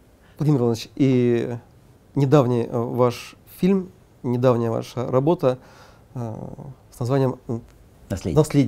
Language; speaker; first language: Russian; native; Russian